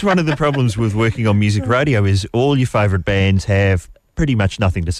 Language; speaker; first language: English; native; English